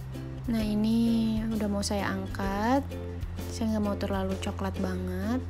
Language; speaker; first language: Indonesian; native; Indonesian